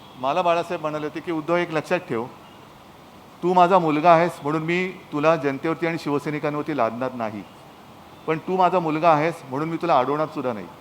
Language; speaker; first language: Marathi; native; Marathi